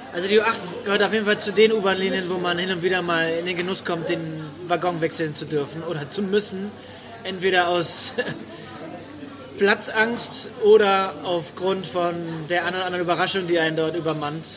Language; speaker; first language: German; native; German